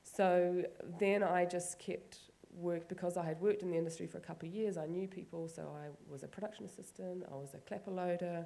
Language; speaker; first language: English; native; English